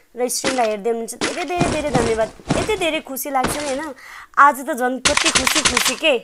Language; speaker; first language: Hindi; non-native, local second language; Nepali